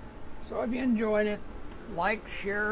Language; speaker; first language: English; native; English